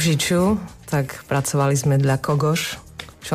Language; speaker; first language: Polish; non-native, learner; Slovak